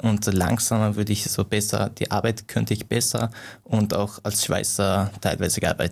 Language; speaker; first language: German; non-native, fluent; Persian